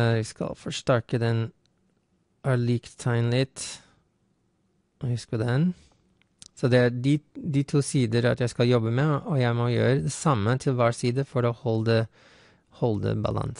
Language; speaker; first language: Norwegian; non-native, fluent; English